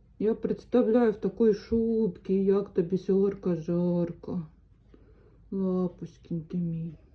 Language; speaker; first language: Ukrainian; native; Ukrainian